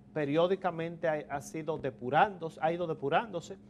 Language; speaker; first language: Spanish; native; Spanish